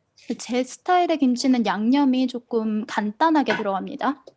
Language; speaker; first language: Korean; native; Korean